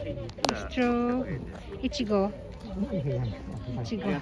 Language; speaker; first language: Japanese; non-native, learner; Filipino